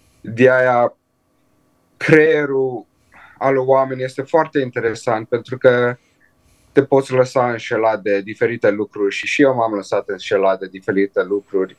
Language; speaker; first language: Romanian; early bilingual, heritage; Romanian